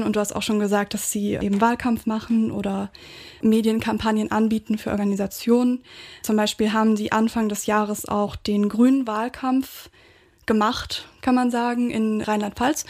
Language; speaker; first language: German; native; German